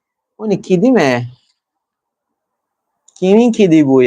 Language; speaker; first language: Turkish; non-native, learner; Filipino